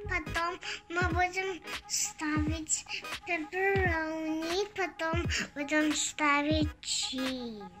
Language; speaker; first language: Russian; early bilingual, heritage; Russian